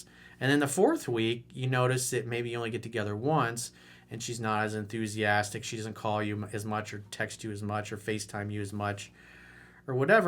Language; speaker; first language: English; native; English